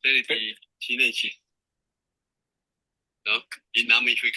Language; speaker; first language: Spanish; non-native, learner; Chinese